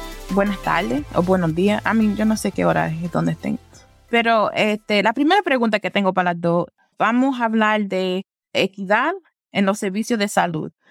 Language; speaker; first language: Spanish; early bilingual, heritage; Spanish